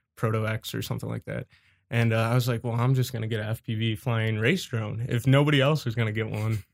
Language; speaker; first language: English; native; English